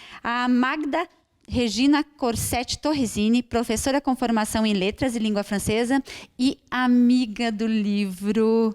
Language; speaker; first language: Portuguese; native; Portuguese